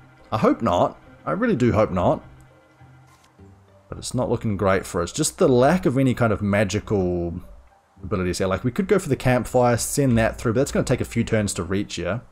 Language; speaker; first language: English; native; English